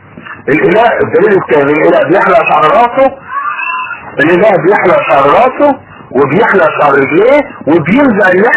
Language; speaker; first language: Arabic; native; Arabic